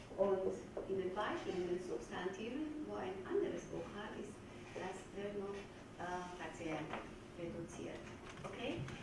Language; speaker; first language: German; non-native, fluent; Georgian